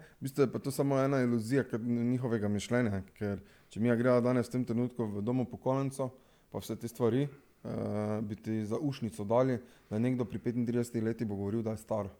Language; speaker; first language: Slovenian; non-native, local second language; Serbian